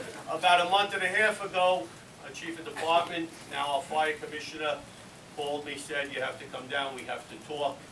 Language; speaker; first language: English; native; English